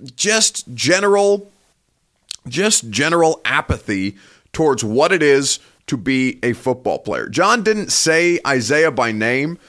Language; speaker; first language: English; native; English